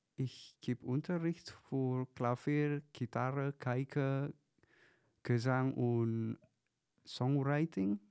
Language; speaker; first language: German; non-native, fluent; Chinese